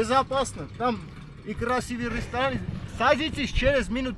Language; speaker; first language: Russian; non-native, fluent; Armenian